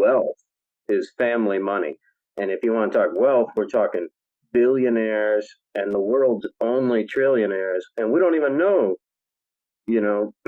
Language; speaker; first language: English; native; English